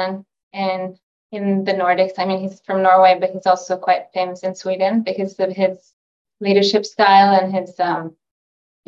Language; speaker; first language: English; non-native, fluent; Norwegian